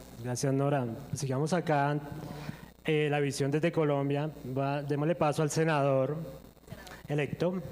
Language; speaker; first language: Spanish; native; Spanish